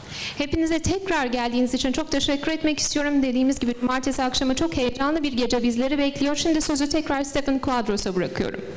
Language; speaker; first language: Turkish; native; Turkish